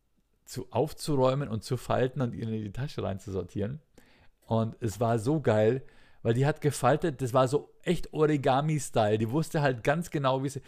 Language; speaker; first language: German; native; German